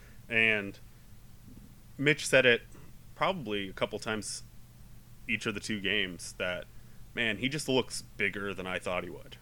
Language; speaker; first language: English; native; English